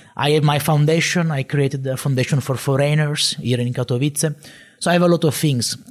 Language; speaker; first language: English; non-native, fluent; Italian